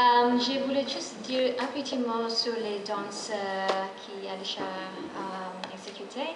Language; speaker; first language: French; non-native, fluent; Nepali